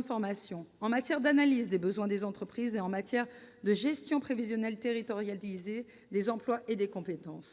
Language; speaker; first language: French; native; French